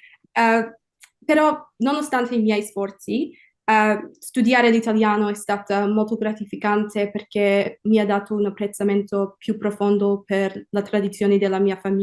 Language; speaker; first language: Italian; non-native, fluent; English